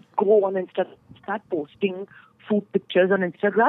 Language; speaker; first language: English; non-native, local second language; Hindi